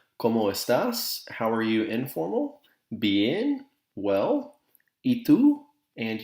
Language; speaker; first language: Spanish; non-native, fluent; English